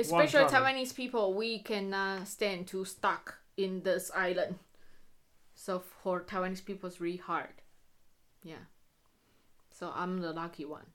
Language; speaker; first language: English; non-native, fluent; Chinese